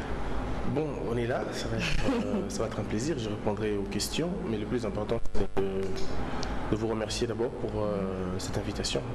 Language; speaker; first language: French; non-native, local second language; Lingala